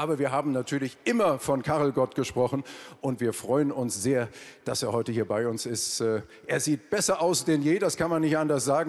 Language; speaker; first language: German; native; German